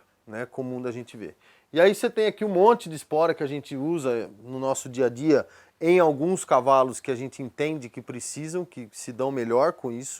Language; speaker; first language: Portuguese; native; Portuguese